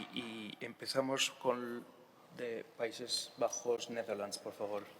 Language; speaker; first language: Spanish; non-native, fluent; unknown